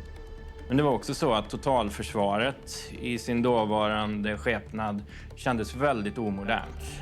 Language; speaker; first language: Swedish; native; Swedish